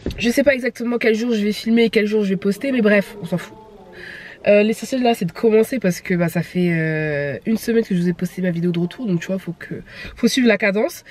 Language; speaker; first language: French; native; French